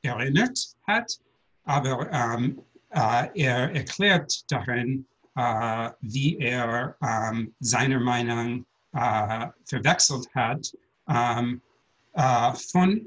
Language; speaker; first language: German; non-native, learner; English